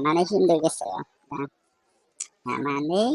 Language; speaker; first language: Korean; non-native, fluent; Khmer